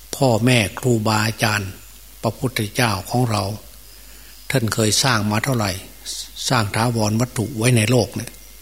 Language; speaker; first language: Thai; native; Thai